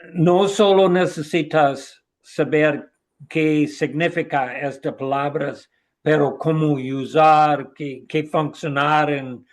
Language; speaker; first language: Spanish; non-native, learner; English